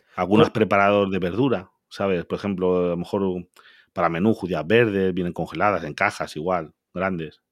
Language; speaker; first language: Spanish; native; Spanish